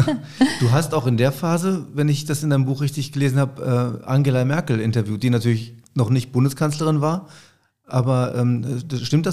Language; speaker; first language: German; native; German